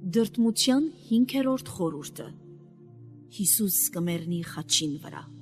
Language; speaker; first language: Armenian; native; Armenian